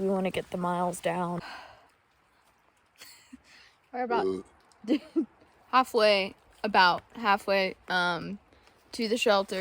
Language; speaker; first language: English; native; English